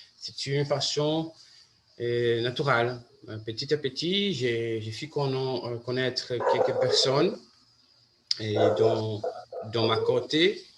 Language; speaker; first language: French; non-native, fluent; Portuguese